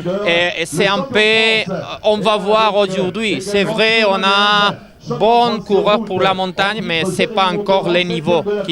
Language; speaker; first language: French; non-native, learner; Spanish